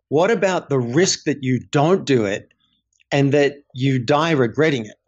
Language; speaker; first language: English; native; English